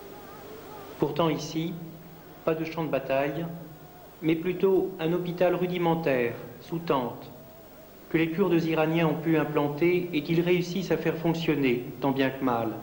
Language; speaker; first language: French; native; French